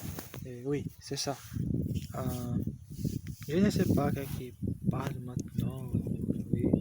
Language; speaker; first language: French; non-native, learner; Portuguese